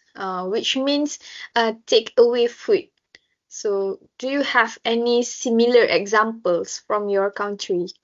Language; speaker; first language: English; non-native, local second language; Malay